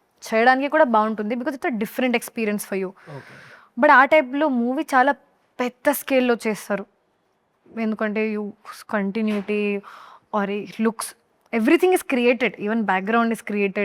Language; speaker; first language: Telugu; non-native, learner; Hindi